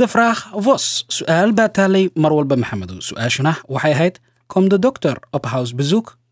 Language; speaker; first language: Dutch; non-native, fluent; Somali